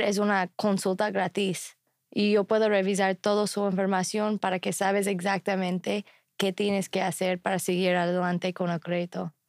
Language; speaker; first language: Spanish; non-native, fluent; English